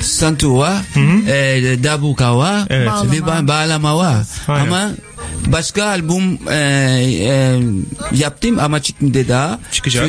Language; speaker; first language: Turkish; non-native, learner; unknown